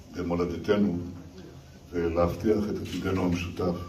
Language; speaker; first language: Hebrew; early bilingual, heritage; Hebrew